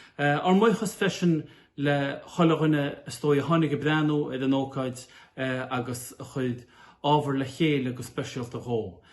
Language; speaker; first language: Irish; native; Irish